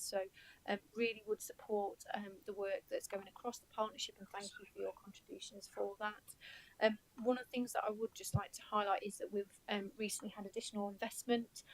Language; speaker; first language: English; native; English